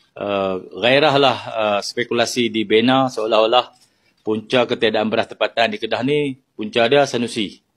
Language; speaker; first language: Malay; native; Malay